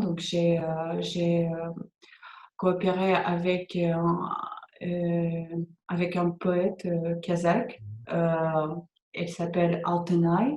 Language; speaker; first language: French; non-native, fluent; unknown